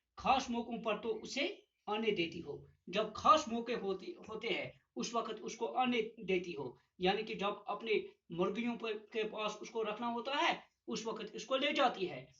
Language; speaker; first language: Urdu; non-native, local second language; Gujari